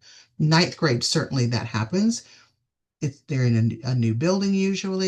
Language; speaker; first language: English; native; English